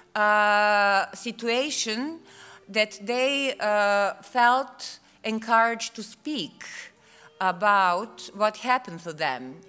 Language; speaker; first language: English; non-native, fluent; Serbian